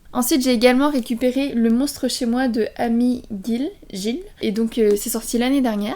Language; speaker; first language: French; early bilingual, other home language; Vietnamese